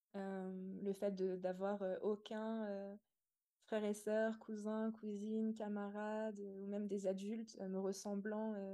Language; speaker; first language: French; native; French